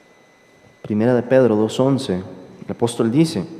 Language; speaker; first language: Spanish; native; Spanish